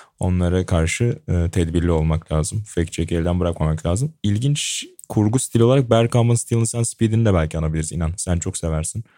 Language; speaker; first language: Turkish; native; Turkish